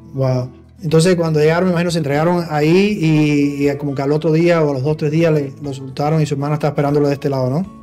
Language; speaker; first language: Spanish; native; Spanish